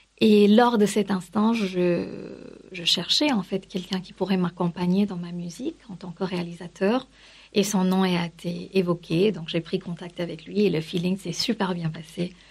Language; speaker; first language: French; non-native, fluent; Kannada